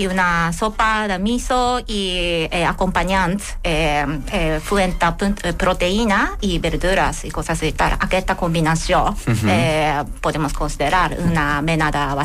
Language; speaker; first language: Catalan; non-native, learner; Japanese